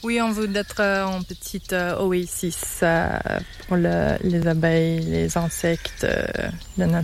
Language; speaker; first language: French; non-native, learner; English